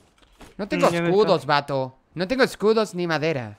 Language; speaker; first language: Spanish; native; Spanish